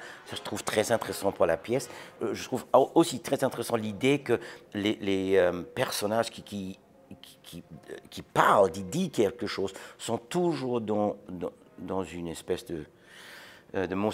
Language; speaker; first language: French; non-native, learner; English